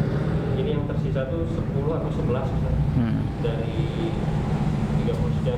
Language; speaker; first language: Indonesian; native; Indonesian